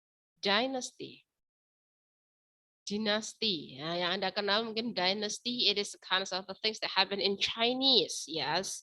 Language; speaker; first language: English; non-native, fluent; Indonesian